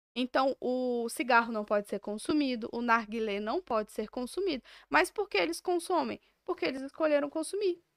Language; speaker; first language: Portuguese; native; Portuguese